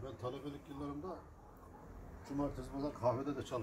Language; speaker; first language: Turkish; native; Turkish